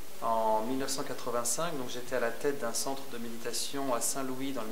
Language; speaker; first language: French; native; French